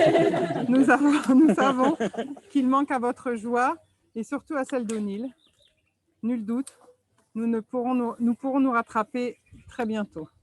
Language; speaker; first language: French; native; French